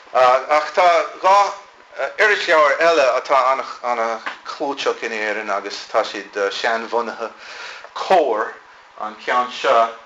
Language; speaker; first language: Irish; non-native, fluent; English